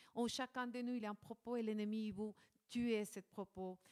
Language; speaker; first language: French; non-native, fluent; Spanish